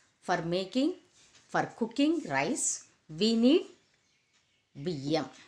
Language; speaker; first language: English; non-native, local second language; Telugu